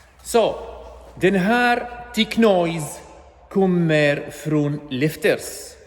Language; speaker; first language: Swedish; non-native, learner; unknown